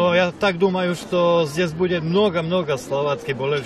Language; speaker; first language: Russian; non-native, learner; Slovak